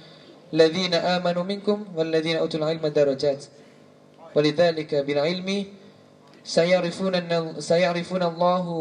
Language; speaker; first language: Arabic; non-native, learner; Indonesian